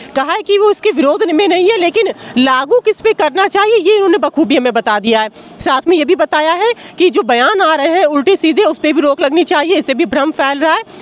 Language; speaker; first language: Hindi; native; Hindi